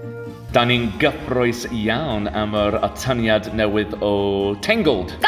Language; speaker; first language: Welsh; non-native, learner; English